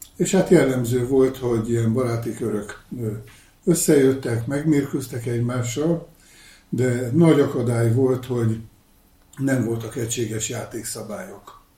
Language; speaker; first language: Hungarian; native; Hungarian